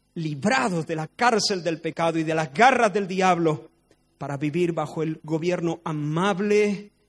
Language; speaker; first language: Spanish; native; Spanish